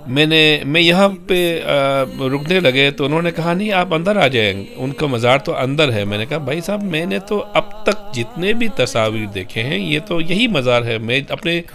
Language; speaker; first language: Urdu; non-native, local second language; Brahui